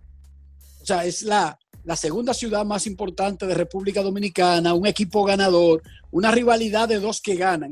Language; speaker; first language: Spanish; native; Spanish